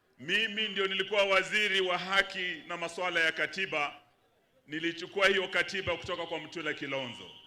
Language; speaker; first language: Swahili; non-native, local second language; Luyia